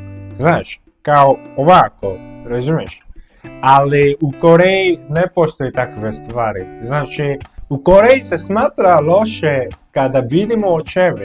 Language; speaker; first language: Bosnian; non-native, learner; Korean